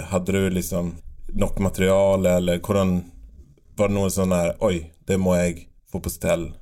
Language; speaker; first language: Norwegian; native; Norwegian